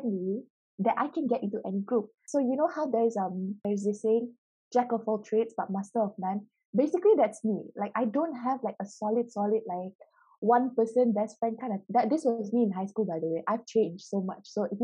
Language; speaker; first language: English; native; English